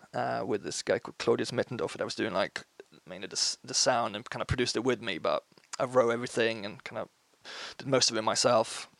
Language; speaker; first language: English; non-native, fluent; Swedish